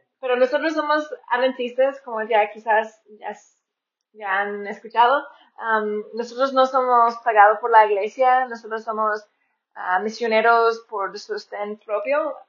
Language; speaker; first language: Spanish; non-native, fluent; English